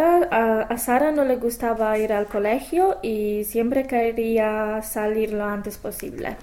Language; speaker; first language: Spanish; non-native, fluent; English